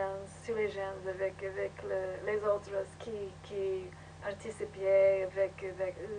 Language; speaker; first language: French; non-native, learner; English